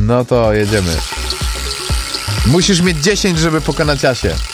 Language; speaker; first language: Polish; native; Polish